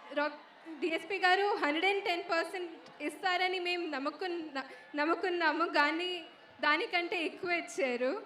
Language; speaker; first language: Telugu; non-native, local second language; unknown